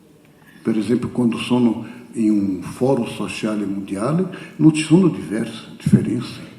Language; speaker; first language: Italian; non-native, fluent; Portuguese